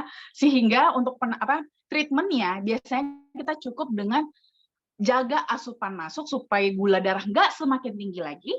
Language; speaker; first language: Indonesian; native; Indonesian